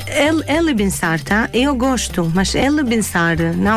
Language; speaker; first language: Portuguese; non-native, learner; Arabic